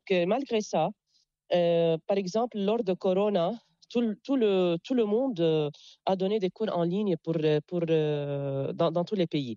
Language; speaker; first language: French; non-native, local second language; Arabic